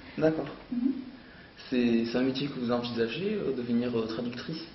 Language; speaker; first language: French; native; French